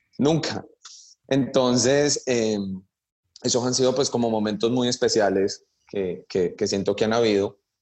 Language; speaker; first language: Spanish; early bilingual, heritage; Spanish